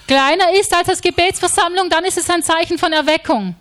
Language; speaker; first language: German; native; German